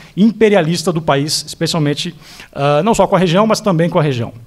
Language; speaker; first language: Portuguese; native; Portuguese